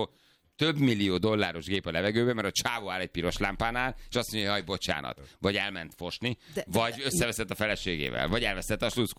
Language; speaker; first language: Hungarian; native; Hungarian